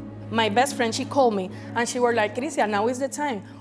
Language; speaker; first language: English; non-native, fluent; Spanish